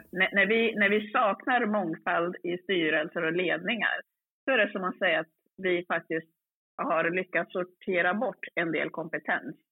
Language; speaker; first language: Swedish; early bilingual, other home language; Swahili